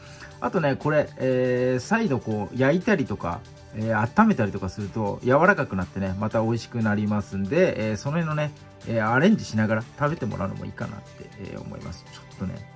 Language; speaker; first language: Japanese; native; Japanese